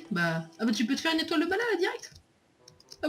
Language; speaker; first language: French; native; French